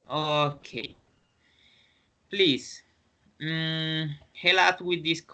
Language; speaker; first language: English; non-native, fluent; Spanish